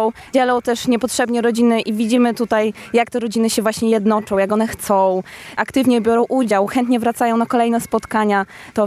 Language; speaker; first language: Polish; native; Polish